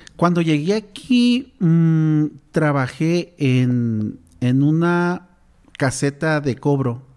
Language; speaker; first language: Spanish; native; Spanish